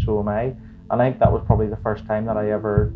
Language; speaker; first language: English; native; English